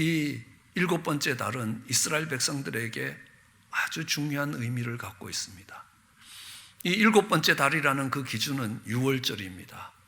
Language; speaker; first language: Korean; native; Korean